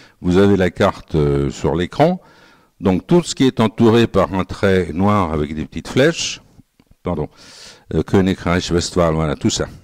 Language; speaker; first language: French; native; French